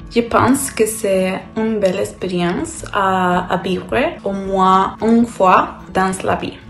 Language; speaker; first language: French; non-native, fluent; Spanish